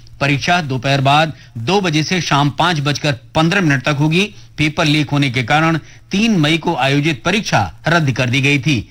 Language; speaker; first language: Hindi; native; Hindi